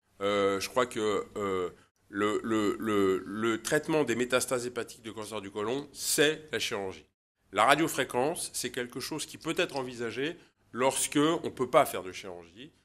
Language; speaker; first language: French; native; French